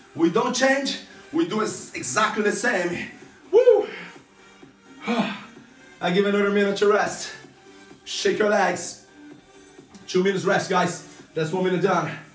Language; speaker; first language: English; non-native, fluent; Portuguese